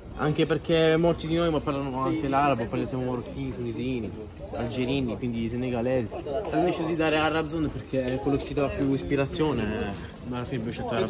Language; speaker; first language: Italian; non-native, fluent; Arabic